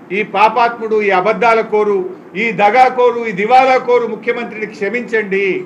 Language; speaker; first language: Telugu; native; Telugu